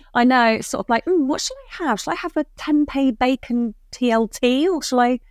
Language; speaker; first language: English; native; English